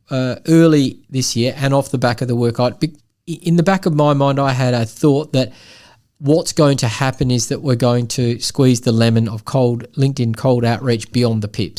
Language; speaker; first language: English; native; English